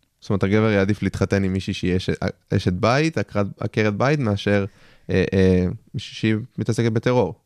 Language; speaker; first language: Hebrew; native; Hebrew